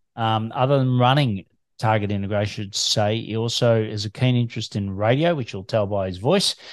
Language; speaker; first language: English; native; English